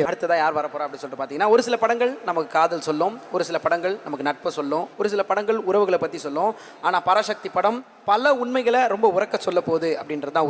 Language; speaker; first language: Tamil; native; Tamil